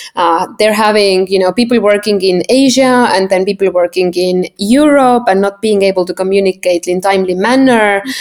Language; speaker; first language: English; non-native, fluent; Estonian